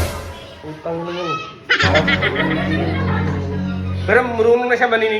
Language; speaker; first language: Filipino; non-native, learner; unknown